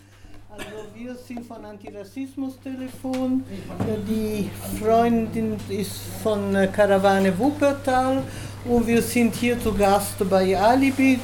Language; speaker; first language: German; non-native, fluent; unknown